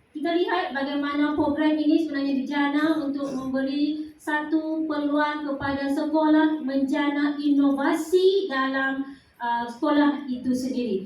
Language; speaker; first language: Malay; native; Malay